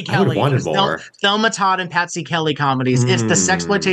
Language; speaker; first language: English; native; English